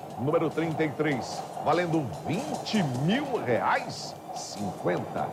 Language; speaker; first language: Portuguese; native; Portuguese